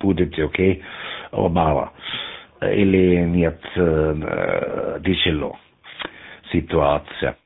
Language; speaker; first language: Russian; non-native, learner; German